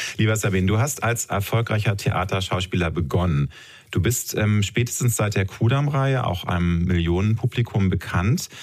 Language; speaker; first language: German; native; German